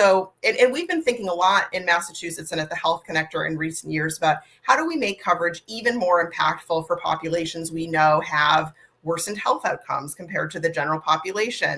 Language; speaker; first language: English; native; English